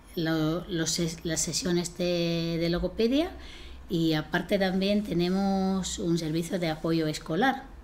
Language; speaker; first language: Spanish; non-native, fluent; Estonian